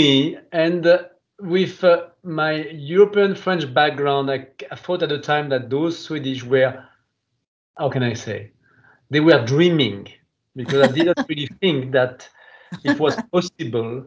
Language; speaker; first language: English; non-native, fluent; French